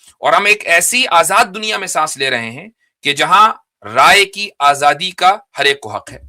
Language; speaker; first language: Urdu; native; Urdu